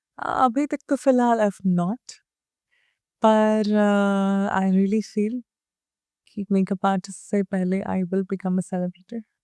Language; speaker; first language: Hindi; early bilingual, heritage; Hindi